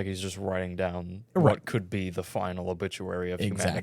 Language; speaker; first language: English; native; English